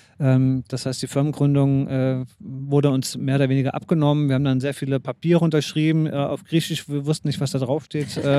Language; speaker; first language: German; native; German